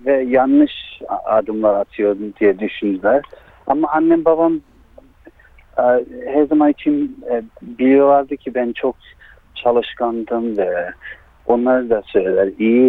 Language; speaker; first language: Turkish; early bilingual, heritage; Turkish